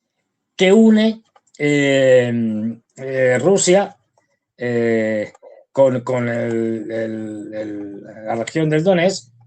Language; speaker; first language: Spanish; native; Spanish